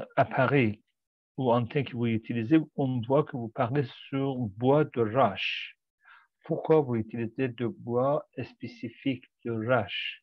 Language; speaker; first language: French; non-native, fluent; Persian